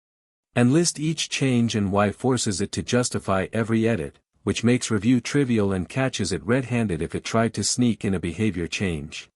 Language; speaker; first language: English; native; English